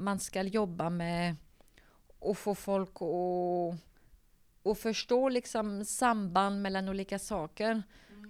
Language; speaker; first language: Swedish; non-native, fluent; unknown